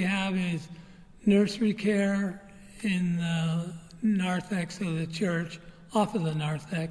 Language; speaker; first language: English; native; English